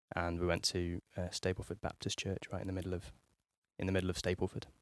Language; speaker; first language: English; native; English